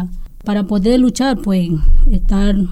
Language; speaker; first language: Spanish; non-native, local second language; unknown